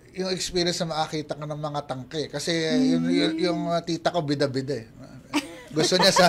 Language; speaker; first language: Filipino; native; Filipino